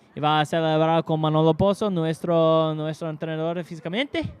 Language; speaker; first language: Spanish; non-native, learner; English